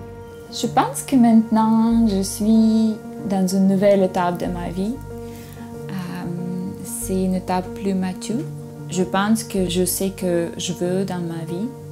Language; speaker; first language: French; non-native, learner; Russian